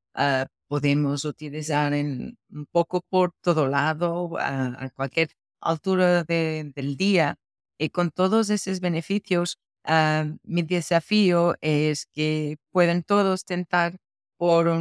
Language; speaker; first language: Spanish; non-native, fluent; Portuguese